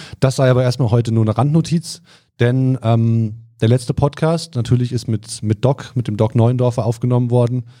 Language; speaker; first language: German; native; German